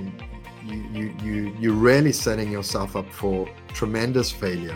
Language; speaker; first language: English; native; English